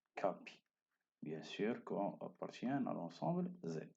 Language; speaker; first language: French; non-native, local second language; Arabic